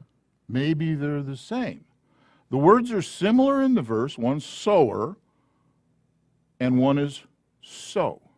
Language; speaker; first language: English; native; English